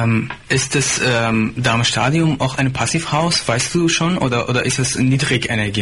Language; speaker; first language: German; non-native, fluent; Persian